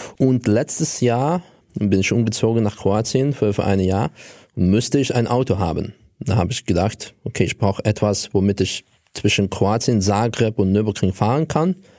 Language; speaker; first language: German; non-native, fluent; Russian